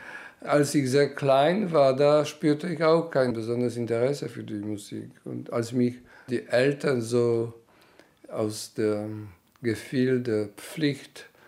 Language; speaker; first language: German; non-native, fluent; Polish